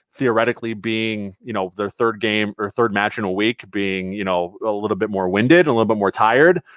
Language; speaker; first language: English; native; English